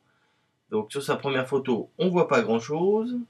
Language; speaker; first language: French; native; French